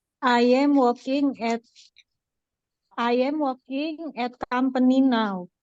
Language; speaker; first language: English; non-native, learner; Indonesian